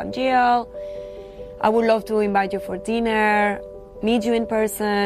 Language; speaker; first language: English; non-native, fluent; Spanish